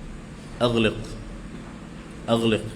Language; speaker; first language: Arabic; non-native, fluent; Indonesian